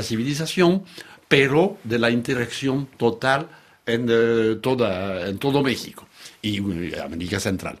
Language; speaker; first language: Spanish; non-native, fluent; French